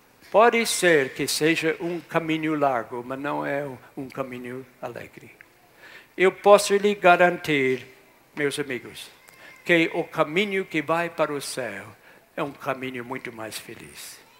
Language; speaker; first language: Portuguese; non-native, fluent; English